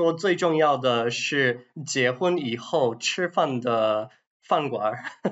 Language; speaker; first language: Chinese; non-native, fluent; English